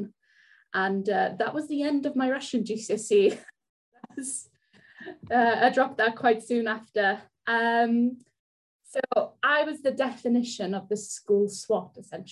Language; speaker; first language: English; non-native, local second language; Welsh